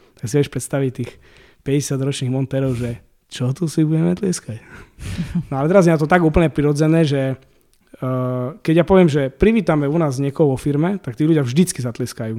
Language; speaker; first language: Slovak; native; Slovak